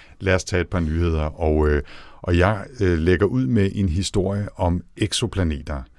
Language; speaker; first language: Danish; native; Danish